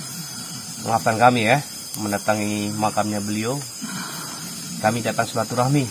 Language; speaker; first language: Indonesian; native; Indonesian